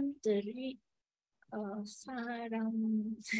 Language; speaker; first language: Korean; non-native, learner; Malay